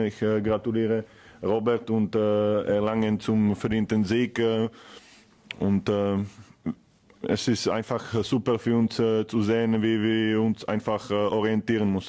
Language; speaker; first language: German; non-native, fluent; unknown